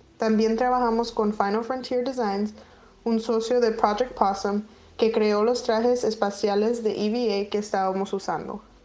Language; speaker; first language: Spanish; early bilingual, heritage; Spanish